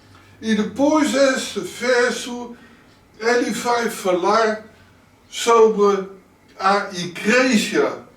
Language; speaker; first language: Portuguese; non-native, learner; Dutch